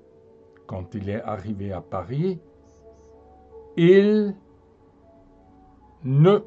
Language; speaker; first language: French; non-native, fluent; German